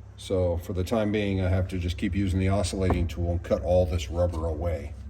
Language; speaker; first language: English; native; English